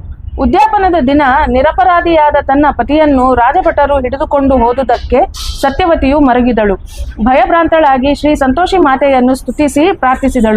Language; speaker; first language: Kannada; native; Kannada